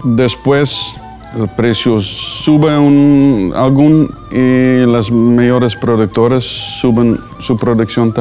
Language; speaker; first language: Spanish; non-native, learner; Dutch